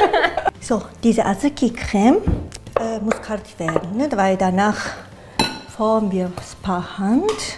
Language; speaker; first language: German; non-native, fluent; Japanese